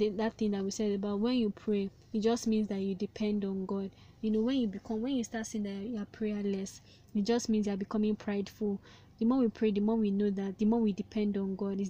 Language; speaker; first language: English; non-native, local second language; Yoruba